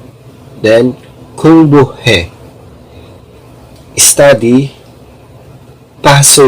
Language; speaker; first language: Korean; non-native, learner; Filipino